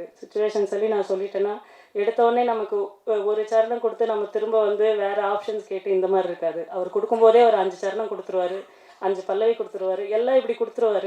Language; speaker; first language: Tamil; native; Tamil